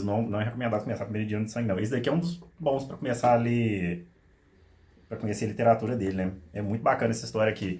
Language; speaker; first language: Portuguese; native; Portuguese